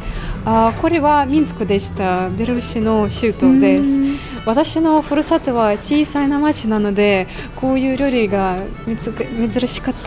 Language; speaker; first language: Japanese; non-native, fluent; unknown